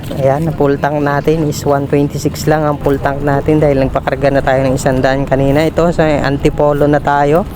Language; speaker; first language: Filipino; native; Filipino